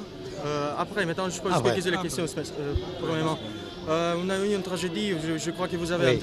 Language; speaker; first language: French; non-native, learner; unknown